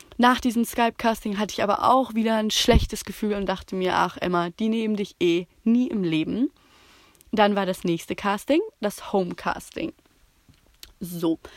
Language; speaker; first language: German; native; German